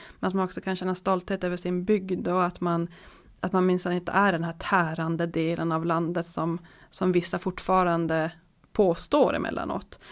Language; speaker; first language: Swedish; native; Swedish